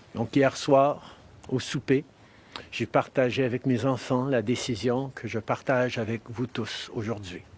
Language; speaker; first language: French; native; French